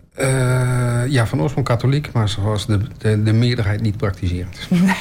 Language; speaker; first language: Dutch; native; Dutch